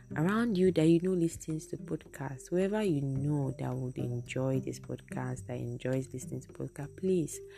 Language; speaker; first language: English; non-native, local second language; Igbo